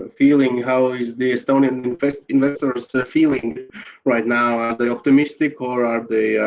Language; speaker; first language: English; non-native, fluent; Latvian